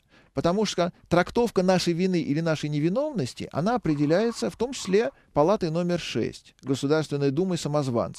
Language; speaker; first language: Russian; native; Russian